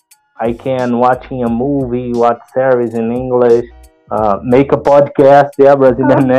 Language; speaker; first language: English; non-native, learner; Portuguese